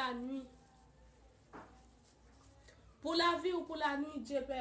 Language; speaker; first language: French; non-native, learner; Haitian Creole